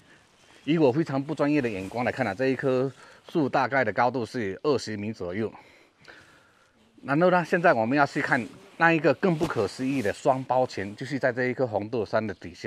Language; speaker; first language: Chinese; native; Chinese